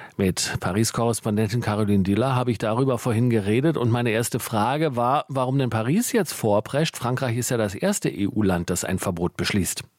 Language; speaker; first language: German; native; German